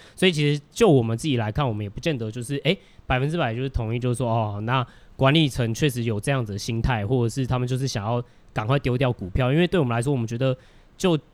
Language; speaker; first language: Chinese; native; Chinese